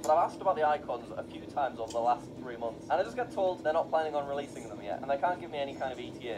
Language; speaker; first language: English; native; English